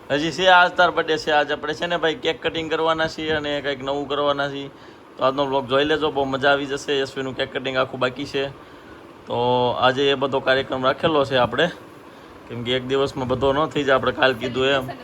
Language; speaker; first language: Gujarati; native; Gujarati